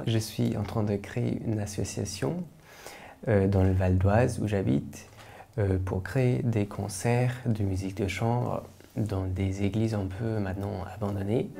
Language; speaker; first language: French; non-native, fluent; English